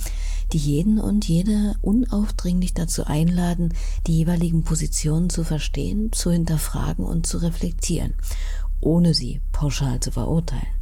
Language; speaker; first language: German; native; German